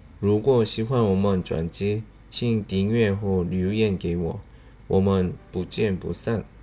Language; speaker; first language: Chinese; non-native, learner; Korean